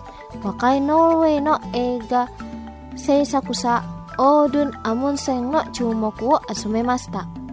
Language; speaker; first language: Japanese; non-native, fluent; Indonesian